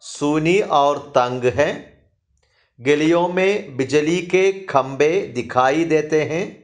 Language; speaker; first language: Hindi; non-native, local second language; Malayalam